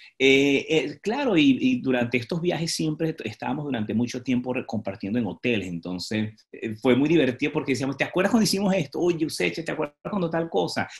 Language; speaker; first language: Spanish; native; Spanish